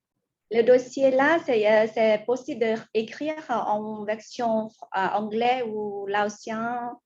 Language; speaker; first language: French; non-native, fluent; Lao